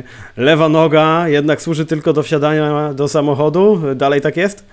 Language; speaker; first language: Polish; native; Polish